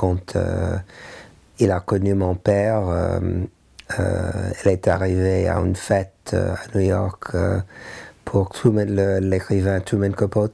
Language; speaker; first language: French; non-native, learner; English